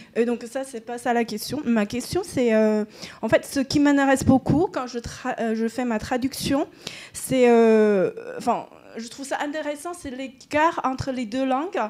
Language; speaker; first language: French; non-native, fluent; Chinese